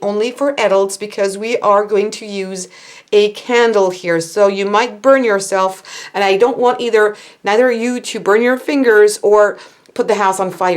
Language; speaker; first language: English; non-native, fluent; French